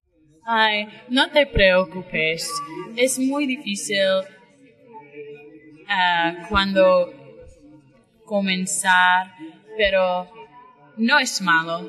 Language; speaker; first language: Spanish; non-native, learner; English